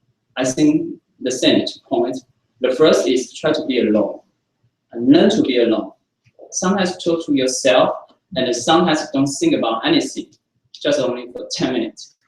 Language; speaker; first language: English; non-native, fluent; Chinese